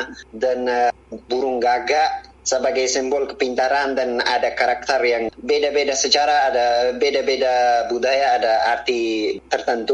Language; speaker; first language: Indonesian; non-native, fluent; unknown